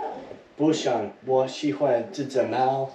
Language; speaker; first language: Chinese; non-native, learner; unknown